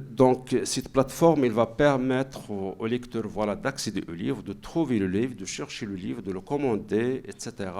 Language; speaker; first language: French; non-native, local second language; Arabic